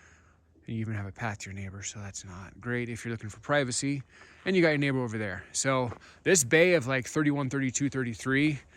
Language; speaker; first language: English; native; English